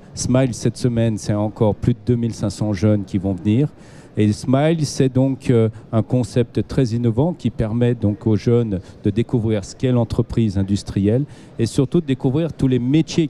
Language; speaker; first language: French; native; French